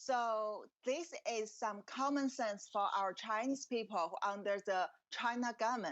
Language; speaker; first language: English; non-native, fluent; Chinese